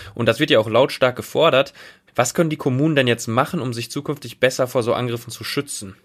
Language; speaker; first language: German; native; German